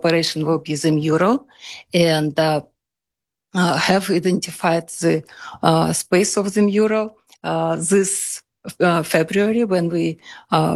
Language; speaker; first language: English; non-native, fluent; Russian